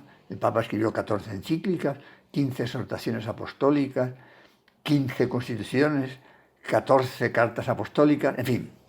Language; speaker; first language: Spanish; native; Spanish